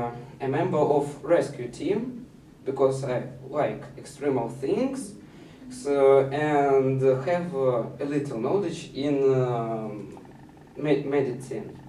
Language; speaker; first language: English; non-native, learner; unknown